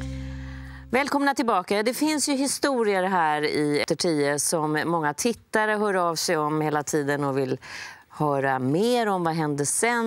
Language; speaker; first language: Swedish; native; Swedish